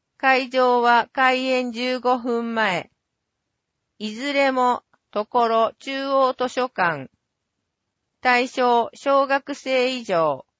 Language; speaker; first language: Japanese; native; Japanese